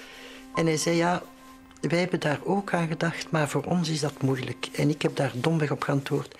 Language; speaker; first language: Dutch; native; Dutch